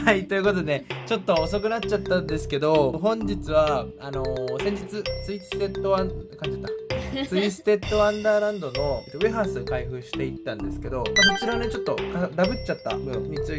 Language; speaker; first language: Japanese; native; Japanese